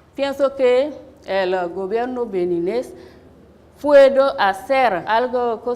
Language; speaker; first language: Spanish; non-native, fluent; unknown